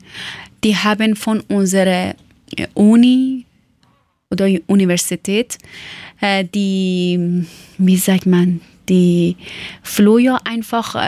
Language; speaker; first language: German; non-native, learner; Persian